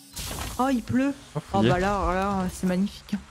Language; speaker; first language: French; native; French